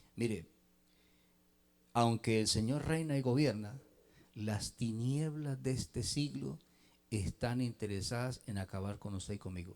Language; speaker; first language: Spanish; native; Spanish